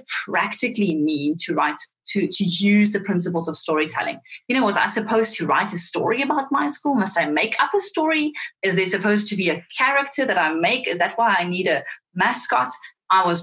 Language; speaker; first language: English; non-native, local second language; Afrikaans